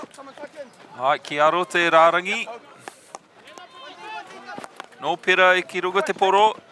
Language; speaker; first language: Māori; non-native, local second language; English